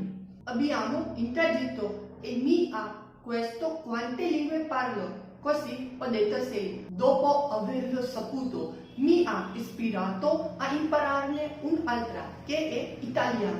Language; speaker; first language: Italian; non-native, learner; Gujarati